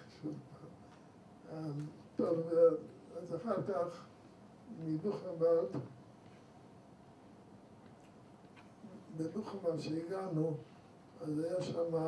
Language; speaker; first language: Hebrew; non-native, fluent; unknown